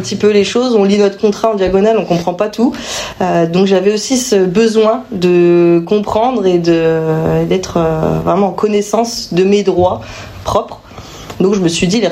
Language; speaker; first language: French; native; French